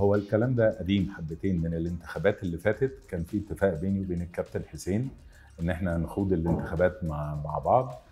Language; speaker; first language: Arabic; native; Arabic